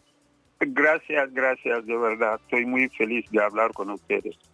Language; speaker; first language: Spanish; non-native, fluent; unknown